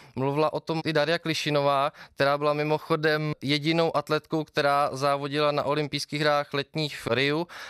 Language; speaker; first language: Czech; native; Czech